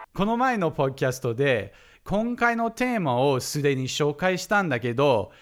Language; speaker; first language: Japanese; non-native, fluent; English